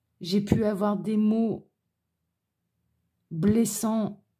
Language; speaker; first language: French; native; French